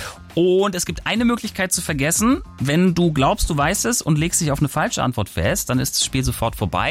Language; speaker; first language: German; native; German